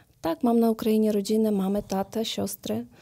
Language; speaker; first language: Polish; non-native, learner; Ukrainian